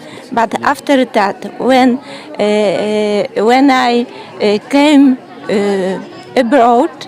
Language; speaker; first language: English; non-native, learner; Polish